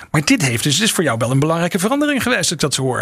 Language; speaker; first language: Dutch; native; Dutch